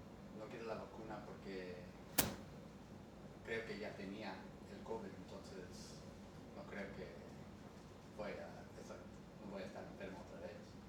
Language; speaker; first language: Spanish; early bilingual, heritage; English